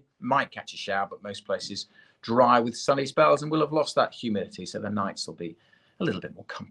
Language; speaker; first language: English; native; English